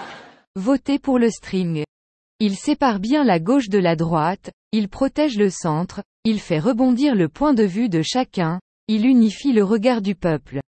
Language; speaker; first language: French; native; French